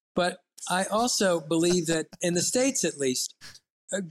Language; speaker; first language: English; native; English